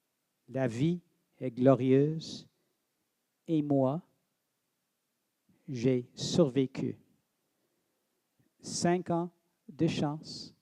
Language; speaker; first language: French; non-native, local second language; English